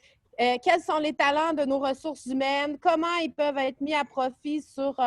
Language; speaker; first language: French; native; French